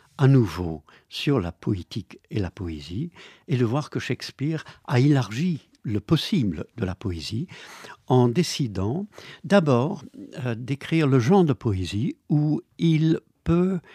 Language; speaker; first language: French; non-native, fluent; English